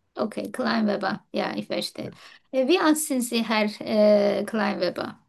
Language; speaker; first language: German; non-native, learner; Turkish